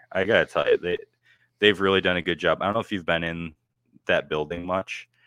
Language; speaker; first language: English; native; English